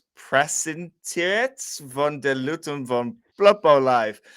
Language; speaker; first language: German; non-native, learner; English